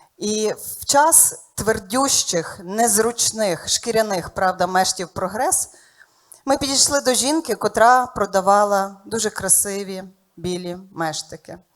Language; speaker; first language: Ukrainian; native; Ukrainian